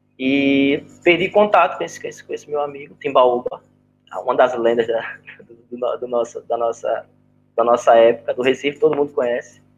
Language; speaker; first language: Portuguese; native; Portuguese